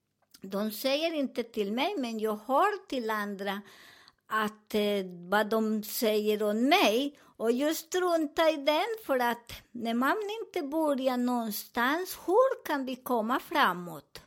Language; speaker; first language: Swedish; non-native, learner; Spanish